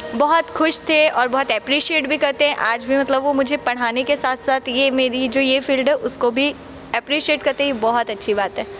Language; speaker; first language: Hindi; native; Hindi